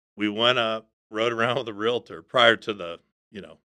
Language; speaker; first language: English; native; English